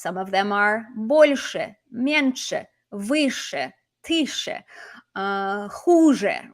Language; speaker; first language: English; native; English